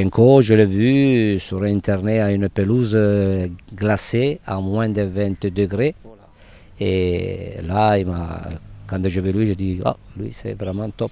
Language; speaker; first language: French; non-native, fluent; Italian